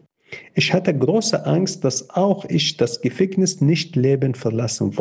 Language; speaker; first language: German; non-native, fluent; Arabic